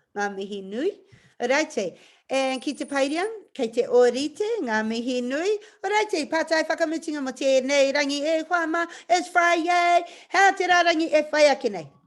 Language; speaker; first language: Māori; non-native, local second language; English